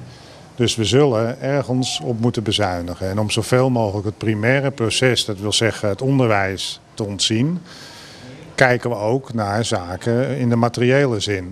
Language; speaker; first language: Dutch; native; Dutch